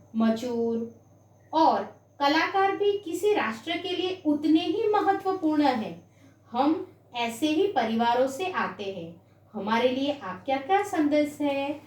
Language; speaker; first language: Hindi; non-native, local second language; Gujarati